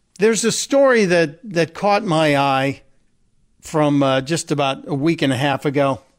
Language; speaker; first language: English; native; English